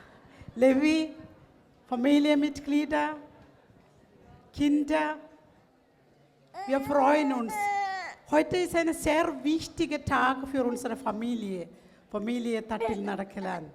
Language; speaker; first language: German; non-native, fluent; Malayalam